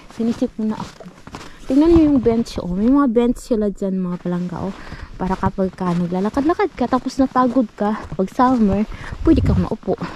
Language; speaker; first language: Filipino; non-native, local second language; Hiligaynon